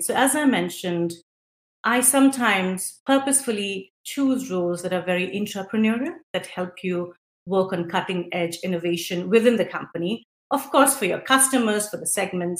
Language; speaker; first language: English; non-native, local second language; Hindi